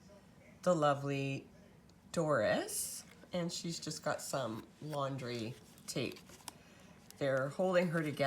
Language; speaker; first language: English; native; English